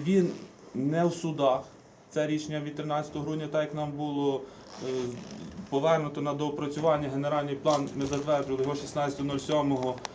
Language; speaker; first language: Ukrainian; native; Ukrainian